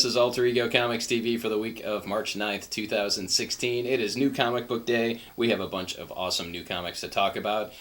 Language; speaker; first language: English; native; English